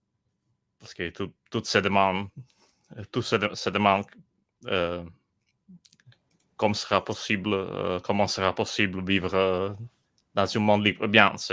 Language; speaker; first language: French; non-native, learner; Italian